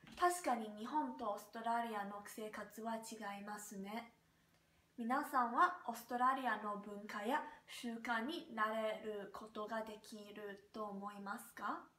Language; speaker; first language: Japanese; non-native, learner; English